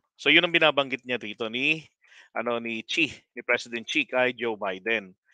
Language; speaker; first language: Filipino; native; Filipino